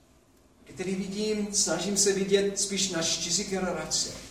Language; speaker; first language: Czech; non-native, fluent; English